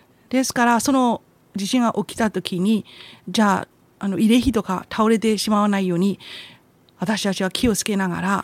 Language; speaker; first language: Japanese; non-native, fluent; Burmese